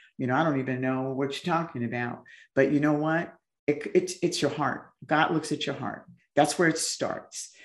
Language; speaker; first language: English; native; English